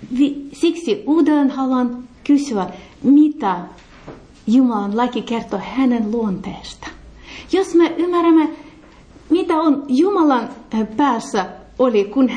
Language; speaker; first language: Finnish; non-native, learner; Russian